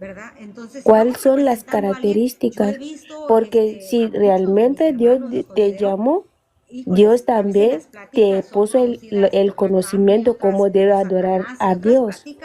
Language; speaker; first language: Spanish; non-native, fluent; Portuguese